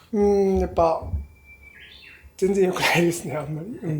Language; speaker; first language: Japanese; native; Japanese